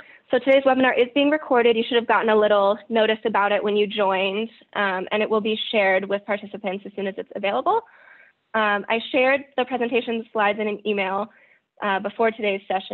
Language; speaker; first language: English; native; English